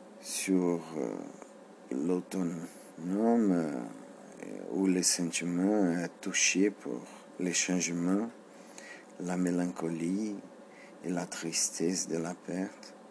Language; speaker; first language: French; non-native, learner; Portuguese